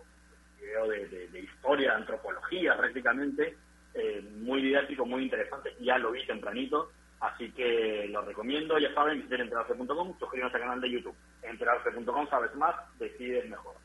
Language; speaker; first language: Spanish; native; Spanish